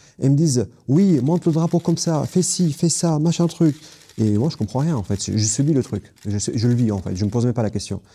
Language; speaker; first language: French; non-native, fluent; Kurdish